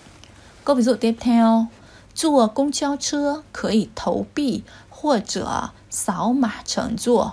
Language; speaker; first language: Chinese; non-native, fluent; Vietnamese